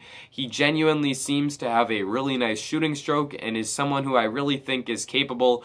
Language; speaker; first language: English; native; English